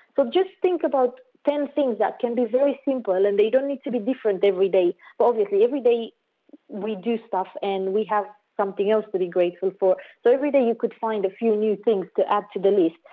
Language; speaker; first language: English; non-native, fluent; Romanian